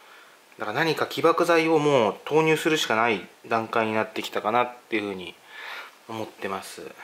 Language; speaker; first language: Japanese; native; Japanese